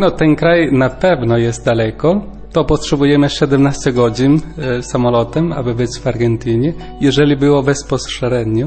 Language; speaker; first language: Polish; non-native, learner; Spanish